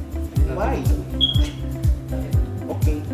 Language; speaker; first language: English; non-native, learner; Filipino